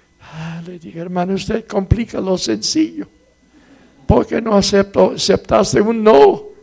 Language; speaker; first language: Spanish; non-native, fluent; English